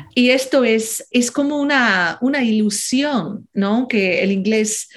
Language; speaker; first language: Spanish; non-native, fluent; English